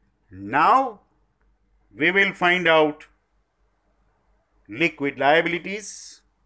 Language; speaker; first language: English; non-native, local second language; Gujarati